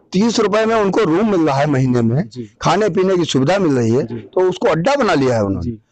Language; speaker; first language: Hindi; native; Hindi